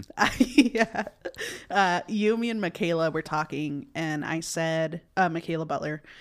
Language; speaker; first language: English; early bilingual, other home language; Spanish